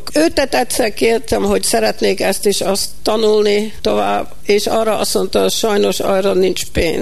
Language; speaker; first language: Hungarian; early bilingual, heritage; Hungarian